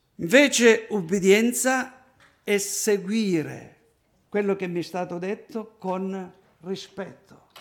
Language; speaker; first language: Italian; native; Italian